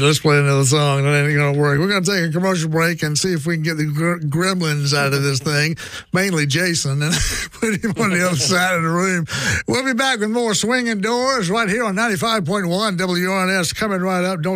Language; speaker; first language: English; native; English